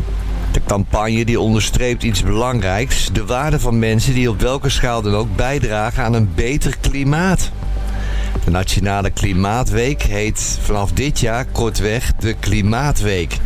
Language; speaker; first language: Dutch; native; Dutch